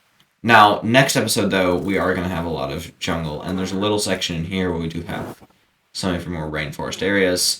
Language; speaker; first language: English; native; English